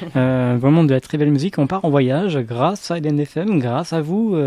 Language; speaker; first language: French; native; French